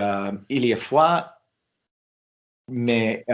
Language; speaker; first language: French; non-native, learner; English